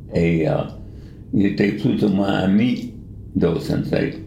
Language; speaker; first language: French; non-native, fluent; English